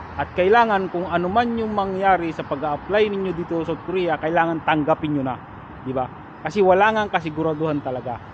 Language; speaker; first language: Filipino; non-native, local second language; Bikol